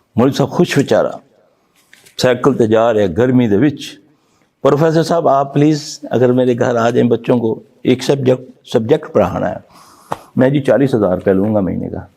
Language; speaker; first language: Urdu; non-native, local second language; Punjabi